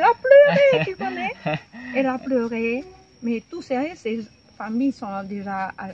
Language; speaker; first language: French; non-native, local second language; Javanese